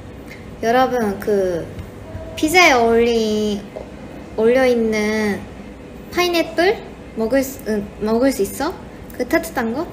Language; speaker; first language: Korean; non-native, fluent; Japanese